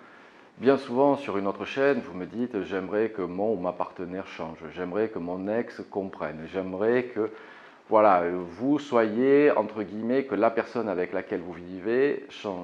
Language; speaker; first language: French; native; French